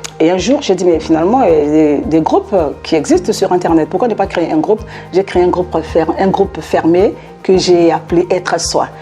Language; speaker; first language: French; non-native, local second language; Lingala